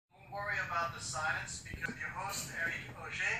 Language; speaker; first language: English; native; English